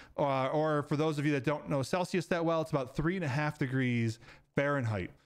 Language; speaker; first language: English; native; English